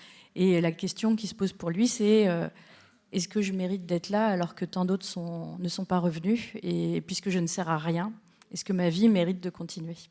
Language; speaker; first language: French; native; French